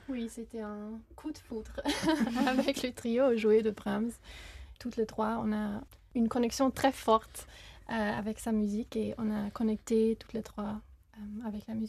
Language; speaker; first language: French; non-native, fluent; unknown